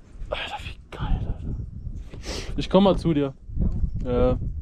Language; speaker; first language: German; native; German